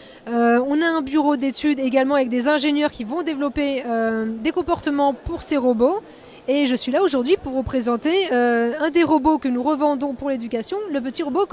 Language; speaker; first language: French; native; French